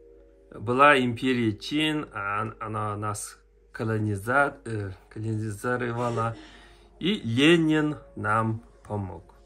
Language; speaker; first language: Russian; non-native, learner; Mongolian